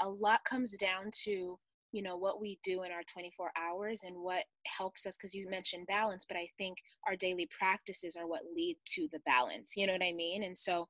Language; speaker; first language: English; native; English